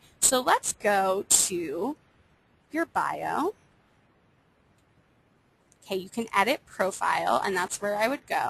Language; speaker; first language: English; native; English